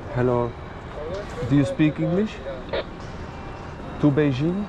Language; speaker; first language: English; non-native, fluent; Spanish